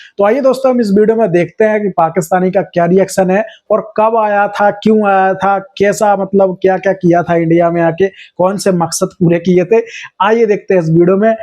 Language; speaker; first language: Hindi; native; Hindi